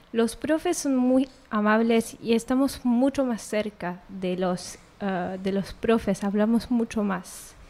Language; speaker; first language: Spanish; non-native, fluent; French